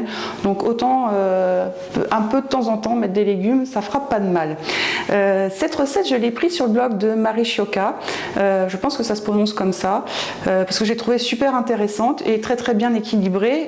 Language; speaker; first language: French; native; French